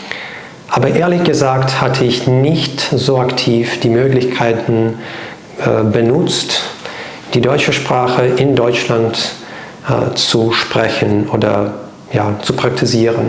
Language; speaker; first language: German; non-native, fluent; Russian